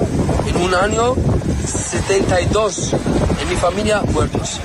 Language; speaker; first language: Spanish; non-native, learner; Arabic